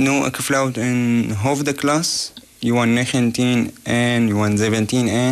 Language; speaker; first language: Dutch; non-native, learner; Arabic